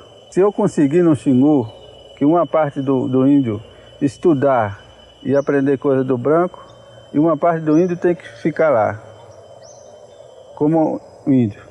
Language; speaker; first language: Portuguese; non-native, local second language; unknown